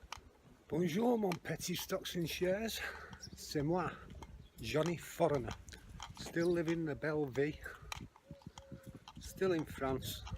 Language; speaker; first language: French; non-native, learner; English